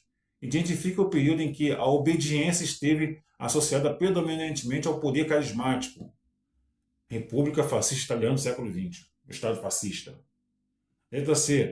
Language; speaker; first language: Portuguese; native; Portuguese